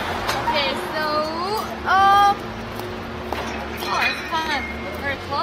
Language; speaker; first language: English; non-native, learner; Korean